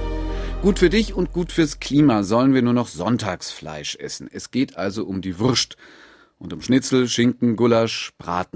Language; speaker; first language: German; native; German